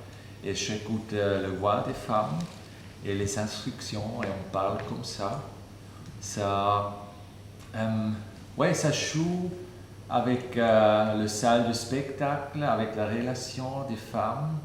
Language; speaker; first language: French; non-native, fluent; German